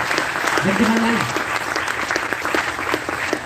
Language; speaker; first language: Spanish; native; Spanish